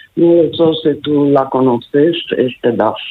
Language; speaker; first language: Spanish; non-native, learner; Romanian